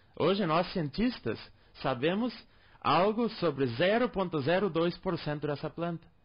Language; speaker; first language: Portuguese; non-native, local second language; German